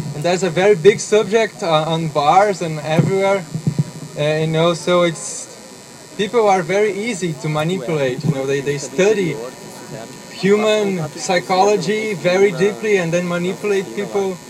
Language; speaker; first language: English; non-native, fluent; Portuguese